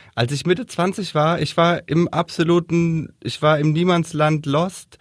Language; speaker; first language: German; native; German